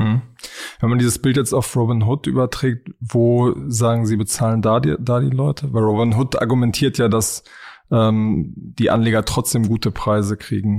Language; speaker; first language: German; native; German